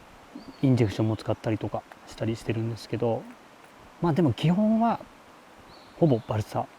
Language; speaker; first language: Japanese; native; Japanese